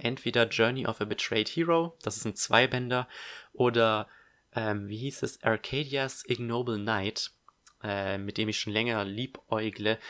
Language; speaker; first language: German; native; German